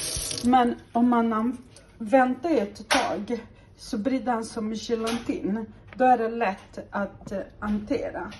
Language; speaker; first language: Swedish; non-native, local second language; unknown